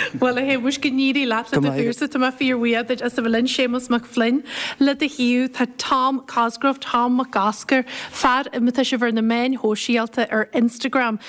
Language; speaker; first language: Irish; native; Irish